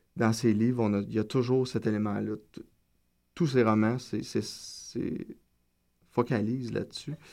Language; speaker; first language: French; native; French